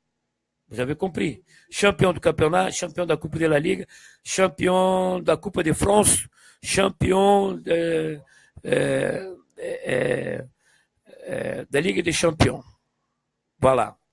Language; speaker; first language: French; non-native, fluent; Portuguese